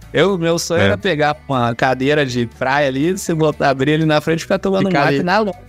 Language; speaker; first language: Portuguese; native; Portuguese